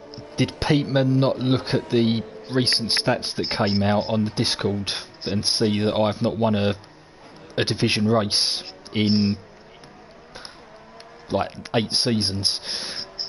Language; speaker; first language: English; native; English